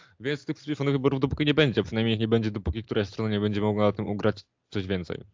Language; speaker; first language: Polish; native; Polish